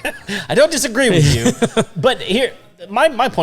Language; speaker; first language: English; native; English